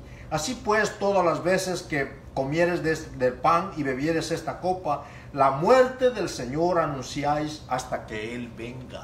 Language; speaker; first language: Spanish; native; Spanish